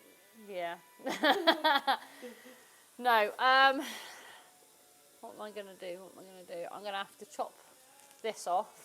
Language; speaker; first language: English; native; English